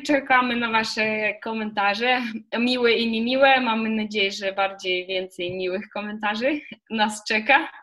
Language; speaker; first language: Polish; non-native, fluent; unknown